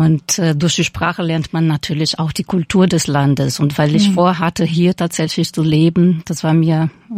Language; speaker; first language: German; non-native, fluent; Portuguese